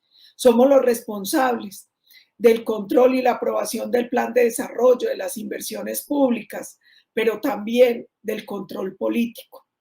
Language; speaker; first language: Spanish; native; Spanish